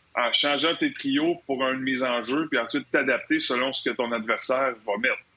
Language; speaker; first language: French; native; French